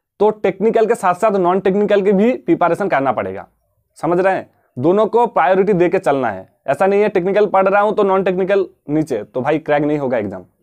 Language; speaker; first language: Hindi; non-native, local second language; Bangla